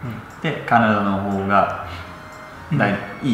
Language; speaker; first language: Japanese; non-native, fluent; English